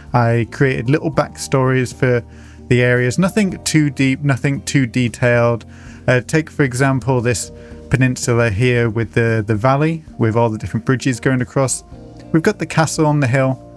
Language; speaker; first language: English; native; English